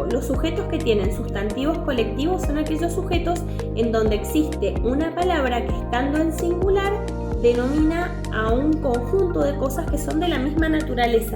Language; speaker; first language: Spanish; native; Spanish